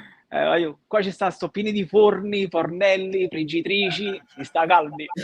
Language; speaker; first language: Italian; native; Italian